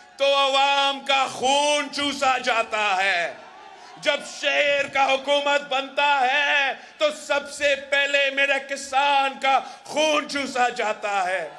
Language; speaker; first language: Urdu; early bilingual, heritage; Urdu